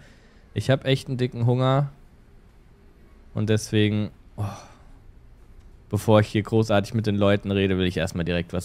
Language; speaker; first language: German; native; German